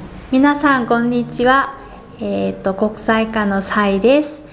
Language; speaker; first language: Japanese; non-native, fluent; Chinese